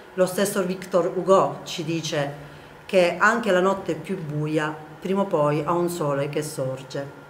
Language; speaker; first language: Italian; native; Italian